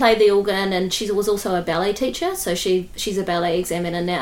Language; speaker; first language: English; native; English